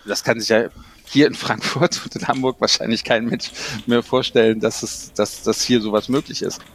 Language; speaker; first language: German; native; German